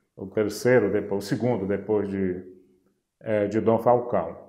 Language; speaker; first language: Portuguese; native; Portuguese